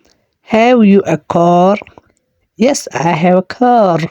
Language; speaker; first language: English; non-native, learner; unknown